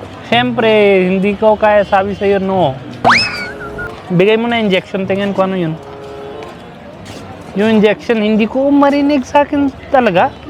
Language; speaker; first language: Filipino; non-native, learner; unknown